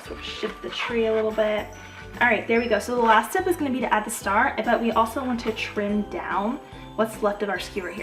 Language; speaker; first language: English; native; English